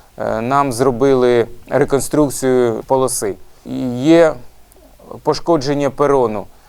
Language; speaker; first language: Ukrainian; native; Ukrainian